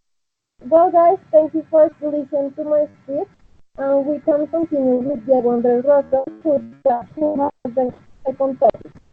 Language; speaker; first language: English; non-native, learner; Spanish